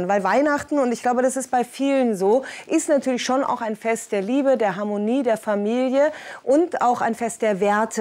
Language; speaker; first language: German; native; German